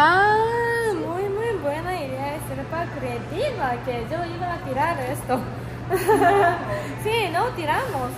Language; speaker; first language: Spanish; non-native, learner; Japanese